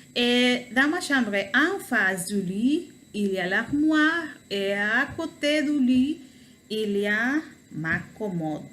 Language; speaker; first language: French; non-native, learner; Spanish